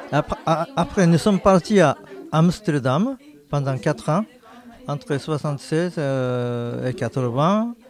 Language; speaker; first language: French; non-native, fluent; Japanese